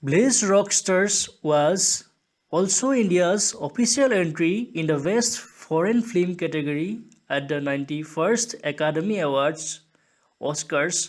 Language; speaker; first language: English; non-native, local second language; Assamese